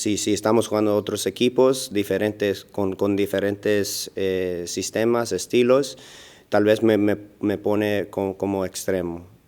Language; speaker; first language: Spanish; early bilingual, heritage; Spanish